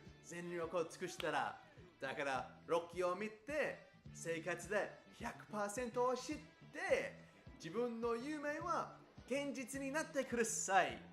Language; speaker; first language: Japanese; non-native, fluent; English